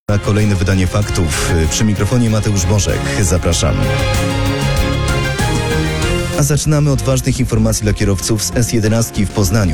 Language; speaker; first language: Polish; native; Polish